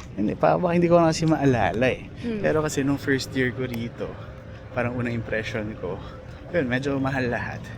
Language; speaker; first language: Filipino; native; Filipino